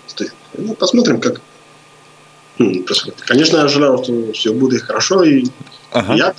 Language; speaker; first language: Russian; non-native, fluent; Spanish